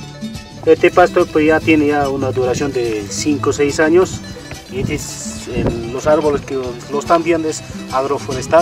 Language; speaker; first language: Spanish; non-native, local second language; Quechua